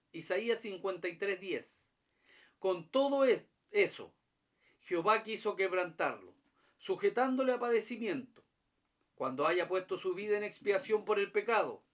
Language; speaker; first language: Spanish; native; Spanish